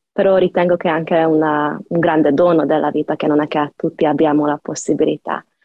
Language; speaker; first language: Italian; non-native, fluent; Hungarian